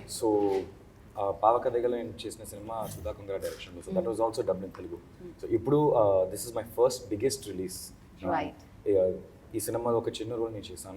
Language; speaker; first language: Telugu; non-native, learner; Tamil